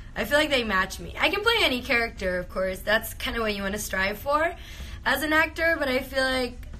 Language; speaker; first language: English; early bilingual, heritage; Spanish